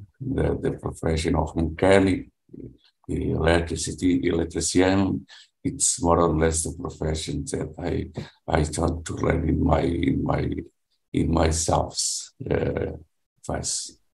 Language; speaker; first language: English; non-native, learner; Portuguese